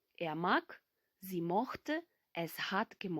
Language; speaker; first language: German; non-native, fluent; Ukrainian